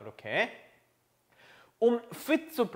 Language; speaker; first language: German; non-native, fluent; Korean